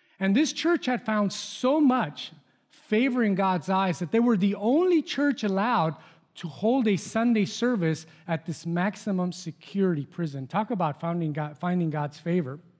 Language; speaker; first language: English; non-native, fluent; Spanish